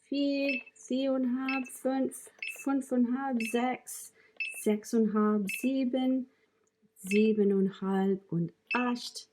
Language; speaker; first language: German; non-native, fluent; English